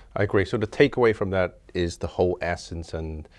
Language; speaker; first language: English; native; English